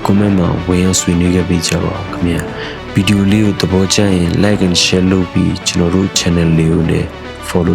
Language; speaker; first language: Burmese; native; Burmese